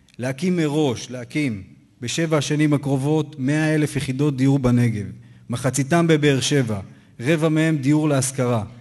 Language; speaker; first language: Hebrew; native; Hebrew